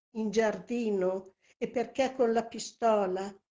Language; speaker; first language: Italian; native; Italian